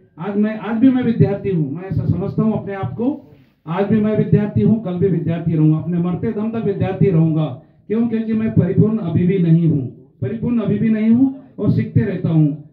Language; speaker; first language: Hindi; non-native, local second language; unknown